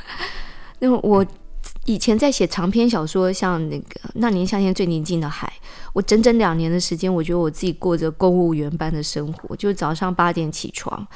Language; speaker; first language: Chinese; native; Chinese